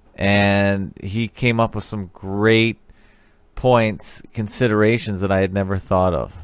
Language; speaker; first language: English; native; English